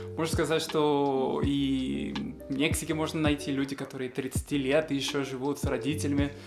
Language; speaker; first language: Russian; non-native, fluent; Spanish